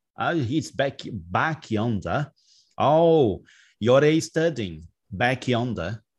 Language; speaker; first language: English; non-native, fluent; Portuguese